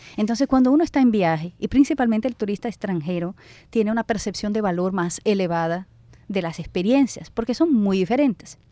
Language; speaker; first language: Spanish; non-native, fluent; Portuguese